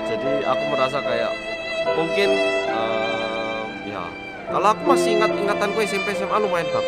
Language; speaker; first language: Indonesian; early bilingual, other home language; Korean